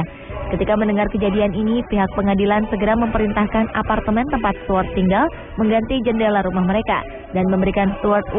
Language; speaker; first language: Indonesian; native; Indonesian